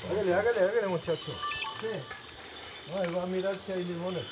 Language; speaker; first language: Spanish; native; Spanish